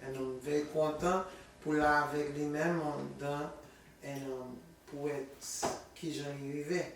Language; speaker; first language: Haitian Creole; early bilingual, heritage; English